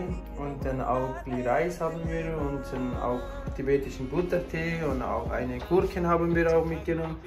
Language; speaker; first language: German; non-native, learner; Tibetan